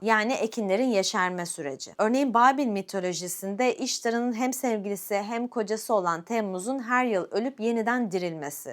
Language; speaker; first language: Turkish; native; Turkish